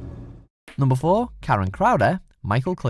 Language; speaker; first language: English; native; English